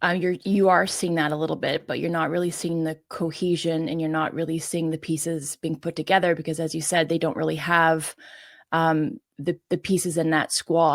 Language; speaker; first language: English; native; English